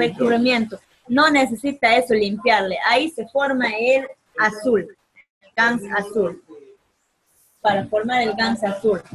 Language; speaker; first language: Spanish; native; Spanish